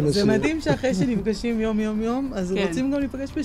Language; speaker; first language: Hebrew; native; Hebrew